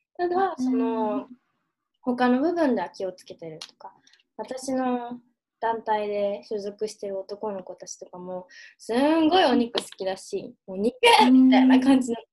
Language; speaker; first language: Japanese; early bilingual, heritage; Japanese